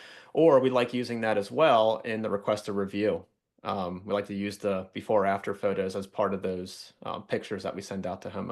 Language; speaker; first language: English; native; English